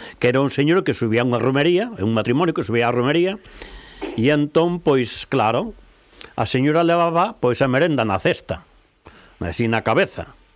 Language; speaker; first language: Galician; native; Galician